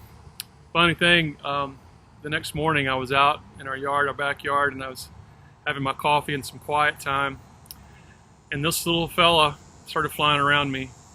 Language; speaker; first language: English; native; English